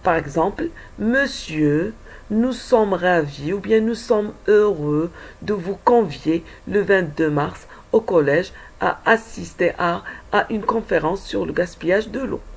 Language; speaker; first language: French; non-native, local second language; Arabic